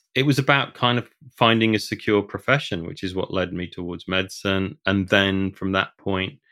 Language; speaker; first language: English; native; English